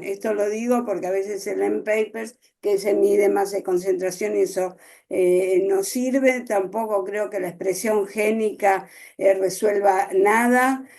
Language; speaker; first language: Spanish; native; Spanish